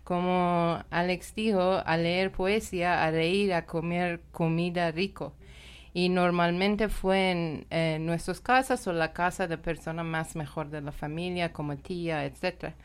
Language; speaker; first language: Spanish; non-native, learner; Persian